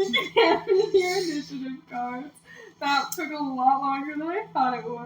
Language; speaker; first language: English; native; English